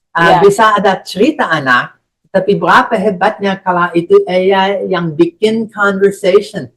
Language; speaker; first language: Indonesian; non-native, fluent; English